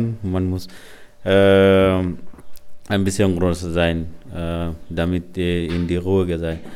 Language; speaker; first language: German; non-native, learner; Arabic